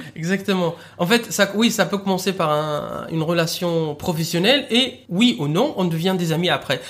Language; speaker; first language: French; non-native, fluent; Arabic